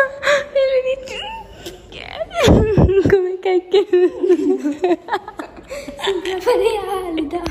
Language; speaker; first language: Albanian; early bilingual, heritage; Albanian